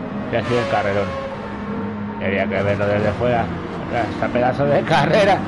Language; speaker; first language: Spanish; native; Spanish